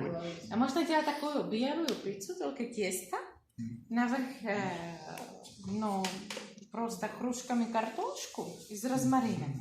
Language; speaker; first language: Russian; non-native, learner; Czech